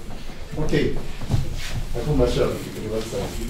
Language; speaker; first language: Romanian; non-native, local second language; Russian